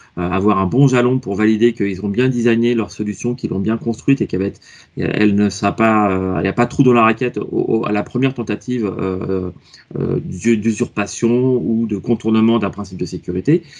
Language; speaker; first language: French; native; French